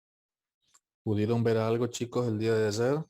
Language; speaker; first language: Spanish; native; Spanish